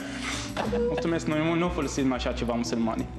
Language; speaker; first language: Romanian; non-native, learner; Arabic